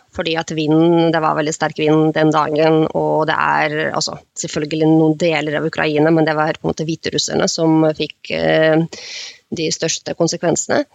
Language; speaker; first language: Norwegian; non-native, fluent; Russian